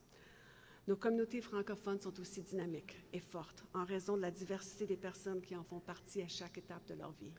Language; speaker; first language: French; native; French